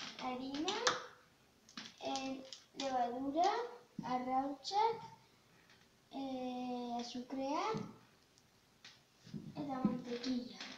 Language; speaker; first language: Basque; non-native, local second language; Spanish